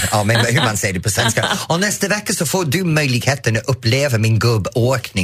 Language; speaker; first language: Swedish; non-native, fluent; English